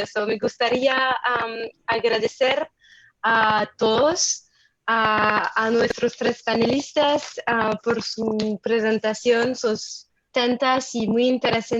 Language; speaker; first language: Spanish; non-native, fluent; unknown